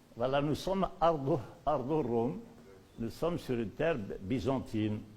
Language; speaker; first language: French; non-native, local second language; Berber languages